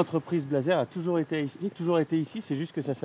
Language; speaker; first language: French; native; French